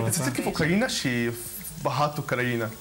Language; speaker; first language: Ukrainian; non-native, learner; Arabic